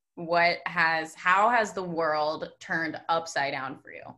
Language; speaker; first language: English; native; English